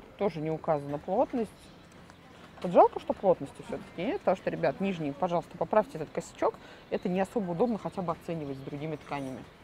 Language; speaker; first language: Russian; native; Russian